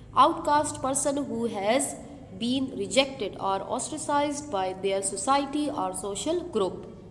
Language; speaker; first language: English; non-native, local second language; Urdu